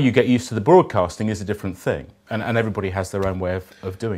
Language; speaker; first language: English; native; English